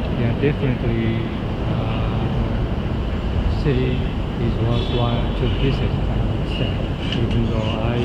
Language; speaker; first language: English; non-native, fluent; Japanese